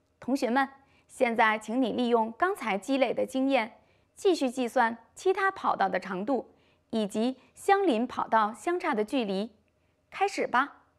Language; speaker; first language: Chinese; native; Chinese